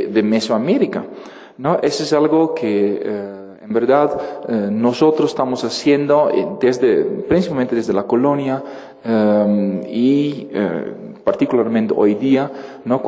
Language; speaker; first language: Spanish; non-native, fluent; Dutch